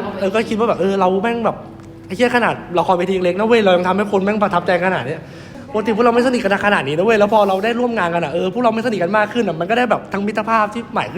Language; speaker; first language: Thai; native; Thai